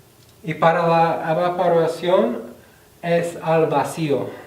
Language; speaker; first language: Spanish; non-native, fluent; English